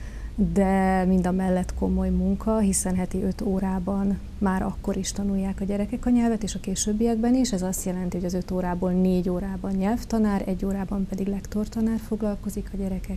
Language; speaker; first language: Hungarian; native; Hungarian